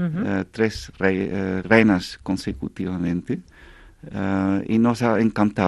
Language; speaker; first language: Spanish; non-native, fluent; Dutch